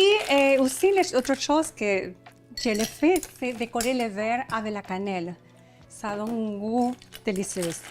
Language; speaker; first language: French; non-native, learner; Spanish